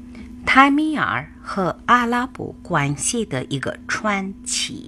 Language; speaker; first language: Chinese; non-native, fluent; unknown